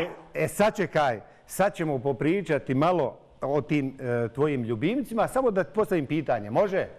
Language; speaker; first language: Bosnian; native; Bosnian